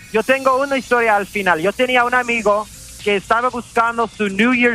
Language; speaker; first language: Spanish; early bilingual, heritage; English